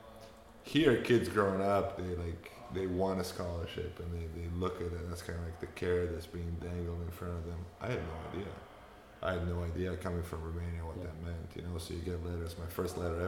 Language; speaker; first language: English; non-native, fluent; Romanian